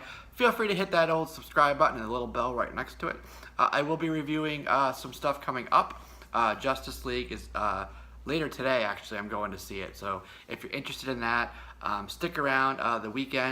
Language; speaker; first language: English; native; English